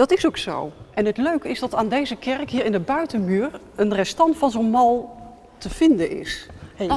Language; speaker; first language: Dutch; native; Dutch